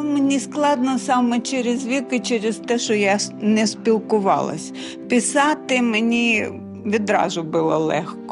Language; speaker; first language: Ukrainian; non-native, local second language; Russian